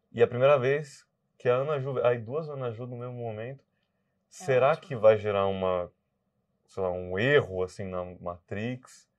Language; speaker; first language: Portuguese; native; Portuguese